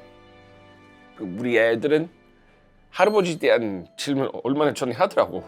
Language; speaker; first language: Korean; non-native, fluent; English